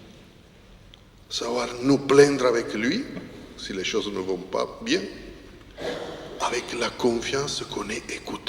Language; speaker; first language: French; non-native, fluent; Italian